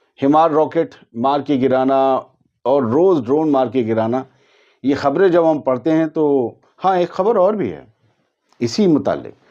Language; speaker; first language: Urdu; native; Urdu